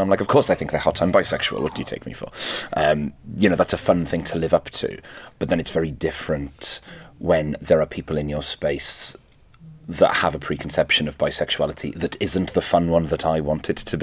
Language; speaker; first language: English; non-native, local second language; Welsh